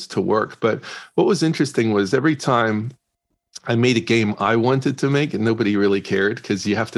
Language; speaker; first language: English; native; English